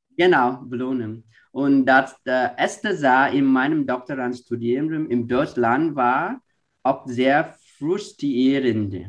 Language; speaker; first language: German; non-native, learner; Vietnamese